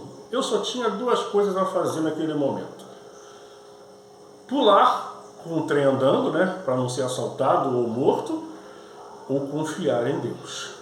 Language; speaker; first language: Portuguese; native; Portuguese